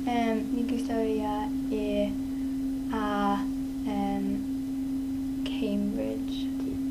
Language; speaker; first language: Spanish; non-native, learner; English